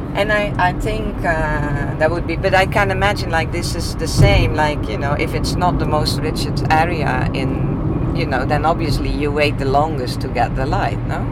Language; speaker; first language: English; non-native, fluent; Dutch